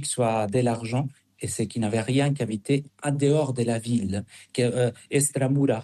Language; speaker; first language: French; non-native, fluent; Spanish